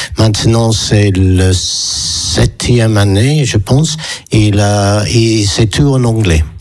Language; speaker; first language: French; non-native, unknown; English